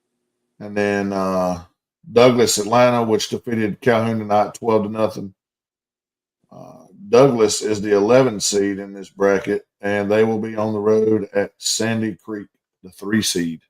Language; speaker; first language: English; native; English